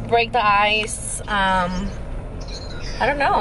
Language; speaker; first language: English; early bilingual, other home language; Spanish